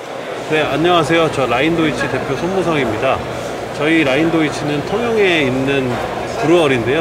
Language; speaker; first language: Korean; native; Korean